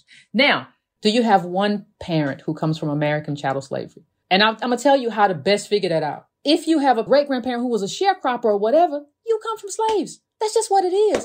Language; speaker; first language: English; native; English